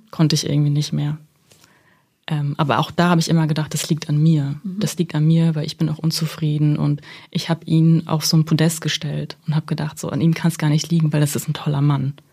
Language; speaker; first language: German; early bilingual, other home language; Russian